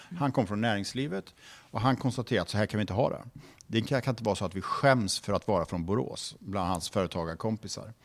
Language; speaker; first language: Swedish; native; Swedish